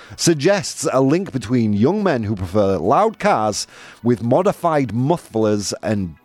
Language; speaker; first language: English; native; English